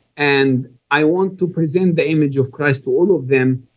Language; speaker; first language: English; non-native, fluent; Arabic